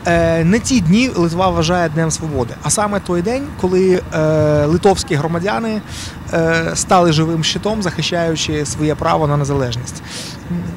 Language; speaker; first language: Ukrainian; native; Ukrainian